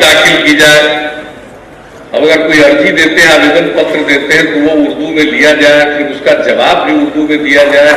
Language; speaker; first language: Hindi; native; Hindi